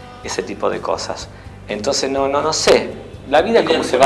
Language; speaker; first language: Spanish; native; Spanish